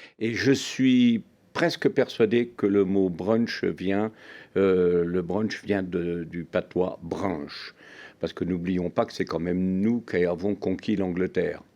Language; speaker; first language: French; native; French